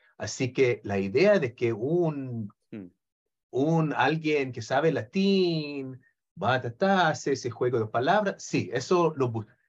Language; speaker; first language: Spanish; non-native, fluent; Hebrew